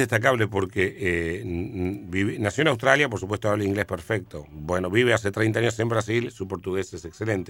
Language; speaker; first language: Spanish; native; Spanish